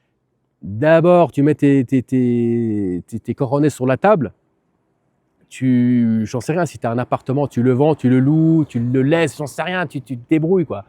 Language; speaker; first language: French; native; French